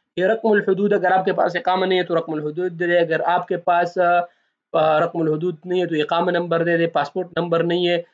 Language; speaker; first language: Urdu; non-native, local second language; Pashto